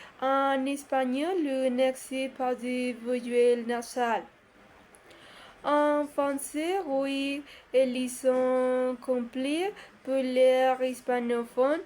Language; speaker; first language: French; non-native, learner; Spanish